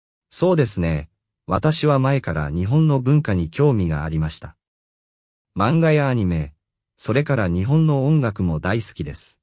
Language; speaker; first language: Japanese; non-native, fluent; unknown